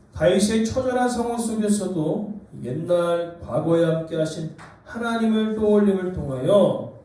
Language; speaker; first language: Korean; native; Korean